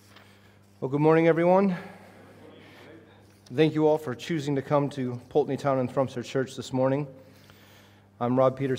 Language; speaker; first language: English; native; English